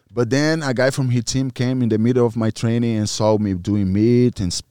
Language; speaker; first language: English; non-native, fluent; Portuguese